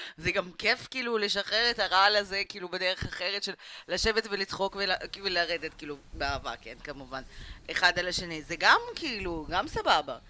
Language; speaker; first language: Hebrew; early bilingual, other home language; Russian